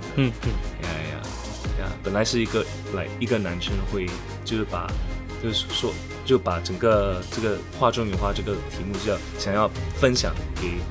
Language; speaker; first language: Chinese; non-native, local second language; English